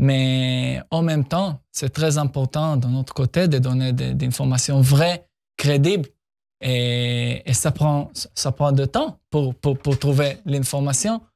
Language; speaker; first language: French; non-native, fluent; Hebrew